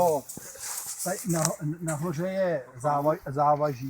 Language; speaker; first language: Czech; native; Czech